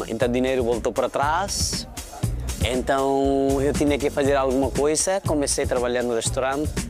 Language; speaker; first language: Portuguese; non-native, fluent; Nepali